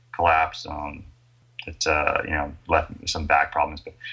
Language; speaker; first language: English; native; English